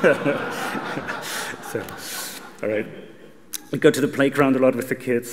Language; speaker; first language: English; non-native, fluent; German